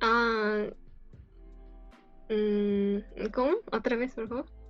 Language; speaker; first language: Spanish; non-native, fluent; Japanese